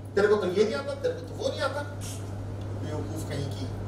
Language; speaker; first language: Hindi; non-native, local second language; Marathi